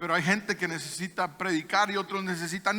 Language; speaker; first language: Spanish; native; Spanish